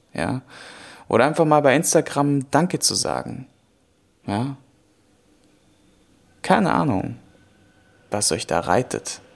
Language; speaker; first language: German; native; German